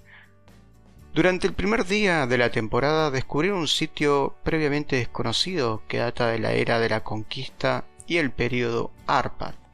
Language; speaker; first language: Spanish; native; Spanish